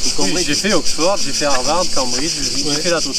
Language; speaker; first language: French; native; French